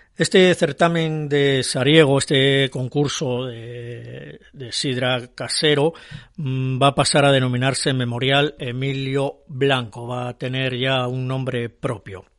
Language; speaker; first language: Spanish; native; Spanish